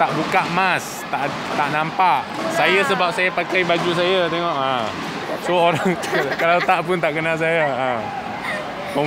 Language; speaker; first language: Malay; non-native, local second language; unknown